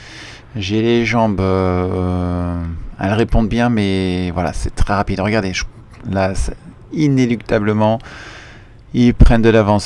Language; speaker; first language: French; native; French